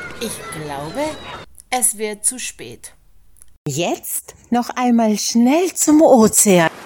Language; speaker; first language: German; non-native, fluent; Spanish